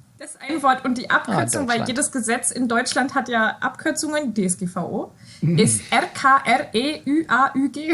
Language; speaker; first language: German; native; German